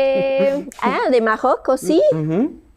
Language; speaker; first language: French; non-native, fluent; Spanish